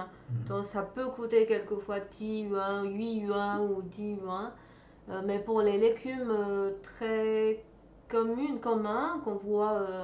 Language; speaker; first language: French; non-native, fluent; Chinese